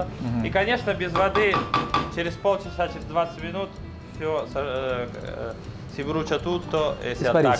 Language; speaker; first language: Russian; non-native, learner; Italian